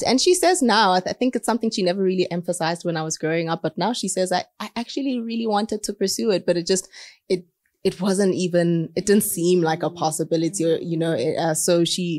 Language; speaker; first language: English; non-native, local second language; Southern Sotho